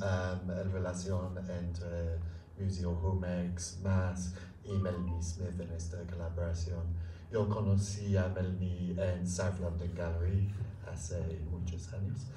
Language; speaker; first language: Spanish; non-native, fluent; English